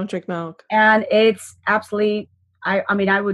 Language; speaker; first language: English; non-native, local second language; Hindi